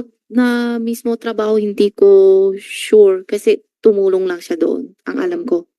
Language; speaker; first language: Filipino; non-native, learner; Chinese